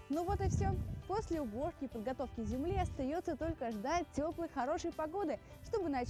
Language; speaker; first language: Russian; native; Russian